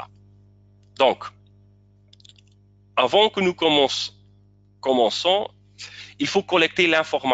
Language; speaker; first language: French; non-native, local second language; Dutch